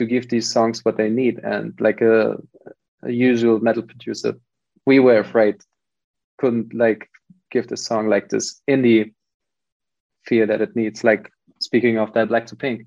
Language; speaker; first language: English; non-native, fluent; German